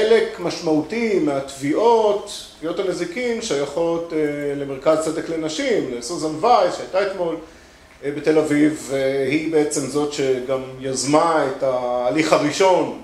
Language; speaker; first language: Hebrew; native; Hebrew